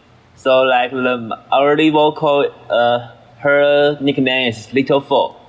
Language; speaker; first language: English; non-native, learner; Chinese